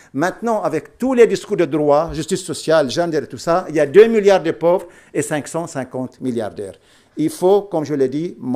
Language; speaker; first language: French; non-native, local second language; Arabic